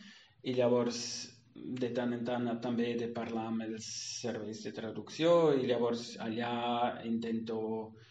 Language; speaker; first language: Catalan; non-native, fluent; German